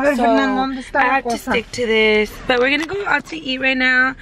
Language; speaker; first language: English; early bilingual, other home language; Spanish